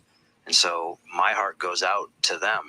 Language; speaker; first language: English; native; English